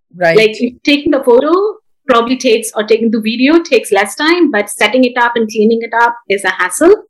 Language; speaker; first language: English; non-native, local second language; Bangla